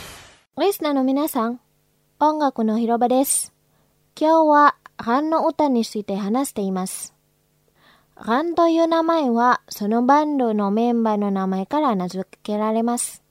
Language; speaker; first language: Japanese; non-native, fluent; Indonesian